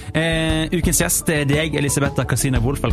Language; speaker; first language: Norwegian; native; Norwegian